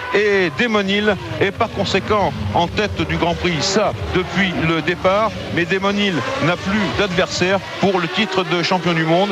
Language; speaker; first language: French; native; French